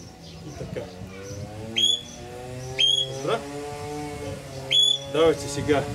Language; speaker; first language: Bulgarian; non-native, learner; Russian